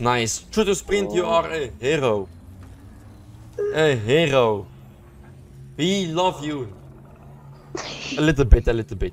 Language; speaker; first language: English; non-native, learner; Dutch